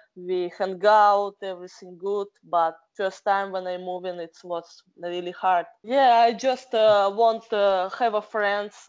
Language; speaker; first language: English; non-native, learner; Kazakh